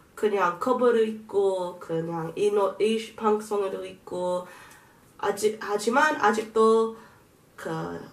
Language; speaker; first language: Korean; non-native, learner; English